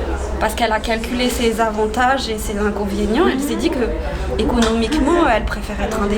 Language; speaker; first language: French; early bilingual, other home language; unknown